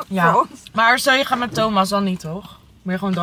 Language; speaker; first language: Dutch; native; Dutch